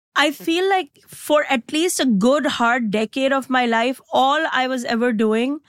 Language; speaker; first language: English; non-native, local second language; Gujarati